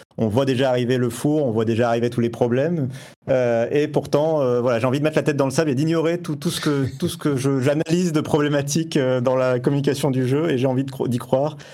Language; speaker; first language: French; native; French